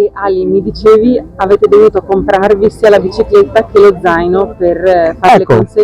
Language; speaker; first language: Italian; native; Italian